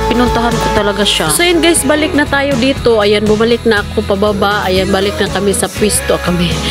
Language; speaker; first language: Filipino; non-native, local second language; Cebuano